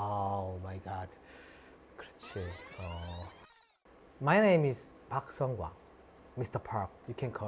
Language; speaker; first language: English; non-native, learner; Korean